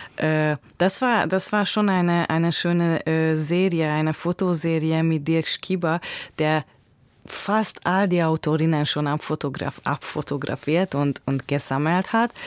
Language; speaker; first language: German; non-native, fluent; Hungarian